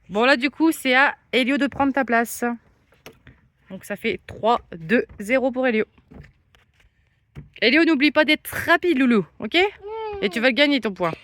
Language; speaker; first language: French; native; French